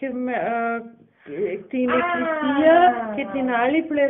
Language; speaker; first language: Greek; non-native, learner; German